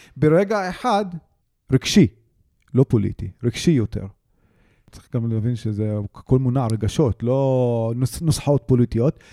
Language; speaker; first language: Hebrew; non-native, local second language; Arabic